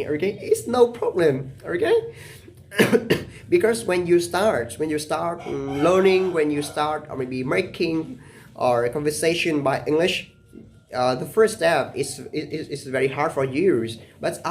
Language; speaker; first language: English; non-native, learner; Vietnamese